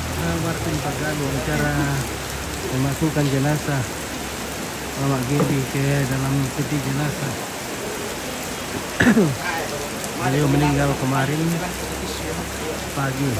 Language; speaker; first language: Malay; non-native, local second language; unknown